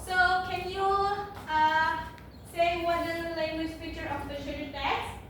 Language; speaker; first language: English; non-native, learner; Indonesian